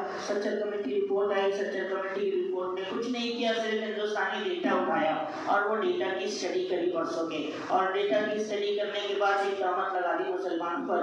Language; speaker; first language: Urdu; non-native, local second language; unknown